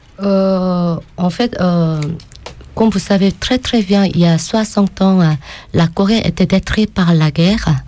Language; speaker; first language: French; non-native, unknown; Korean